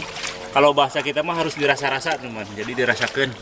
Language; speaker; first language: Indonesian; non-native, local second language; Sundanese